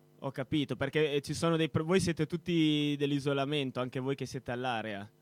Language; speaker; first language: Italian; native; Italian